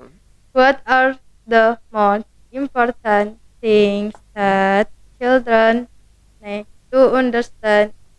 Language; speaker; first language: English; non-native, learner; Indonesian